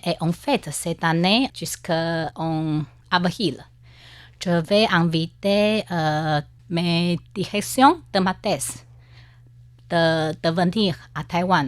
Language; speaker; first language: French; non-native, learner; Chinese